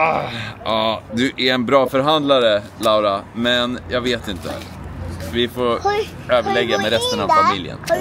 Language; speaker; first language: Swedish; native; Swedish